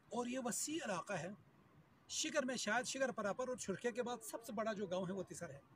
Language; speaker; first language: Urdu; native; Urdu